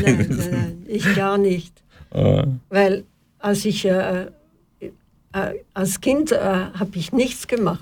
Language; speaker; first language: German; non-native, fluent; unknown